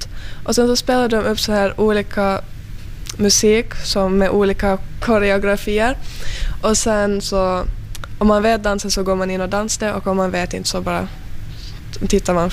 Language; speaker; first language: Swedish; early bilingual, other home language; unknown